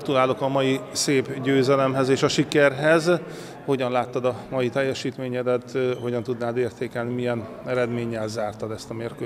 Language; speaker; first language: Hungarian; native; Hungarian